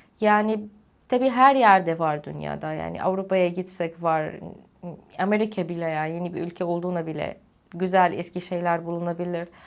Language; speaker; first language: Turkish; non-native, fluent; Arabic